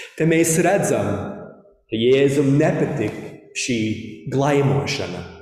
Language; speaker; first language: Latvian; early bilingual, heritage; Latvian